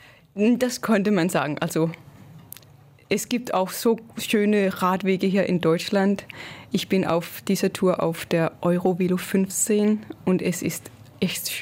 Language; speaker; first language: German; non-native, fluent; Danish